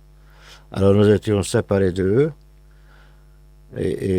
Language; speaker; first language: French; non-native, fluent; Hungarian